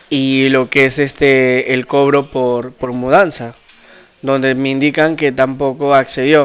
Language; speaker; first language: Spanish; native; Spanish